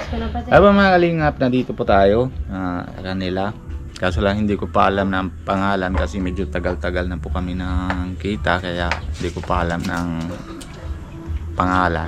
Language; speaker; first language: Filipino; non-native, learner; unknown